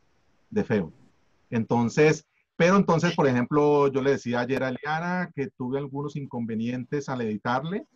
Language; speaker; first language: Spanish; native; Spanish